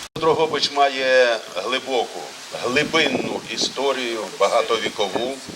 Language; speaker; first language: Ukrainian; native; Ukrainian